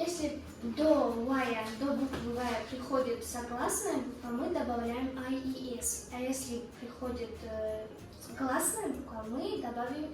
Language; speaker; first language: Russian; non-native, local second language; Tajik